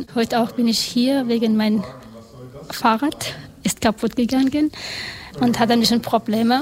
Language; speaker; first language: German; non-native, learner; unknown